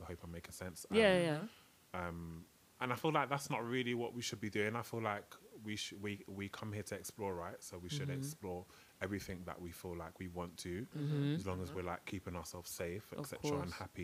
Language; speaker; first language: English; native; English